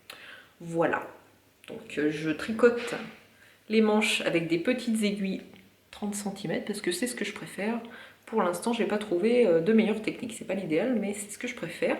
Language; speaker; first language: French; native; French